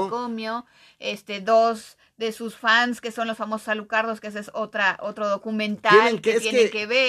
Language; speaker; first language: Spanish; native; Spanish